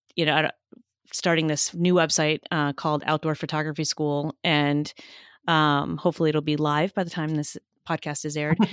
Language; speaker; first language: English; native; English